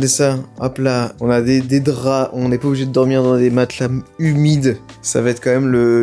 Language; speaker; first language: French; native; French